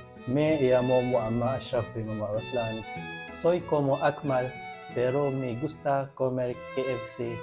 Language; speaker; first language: Spanish; non-native, learner; Malay